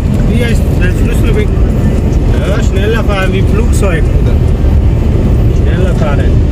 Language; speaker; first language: German; non-native, learner; Punjabi